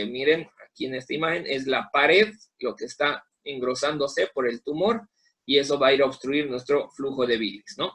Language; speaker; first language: Spanish; native; Spanish